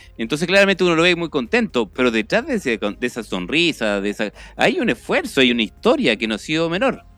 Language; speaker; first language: Spanish; native; Spanish